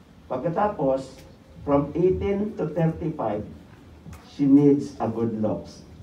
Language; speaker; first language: English; non-native, local second language; Filipino